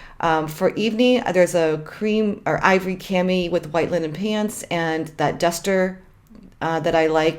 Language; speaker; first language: English; native; English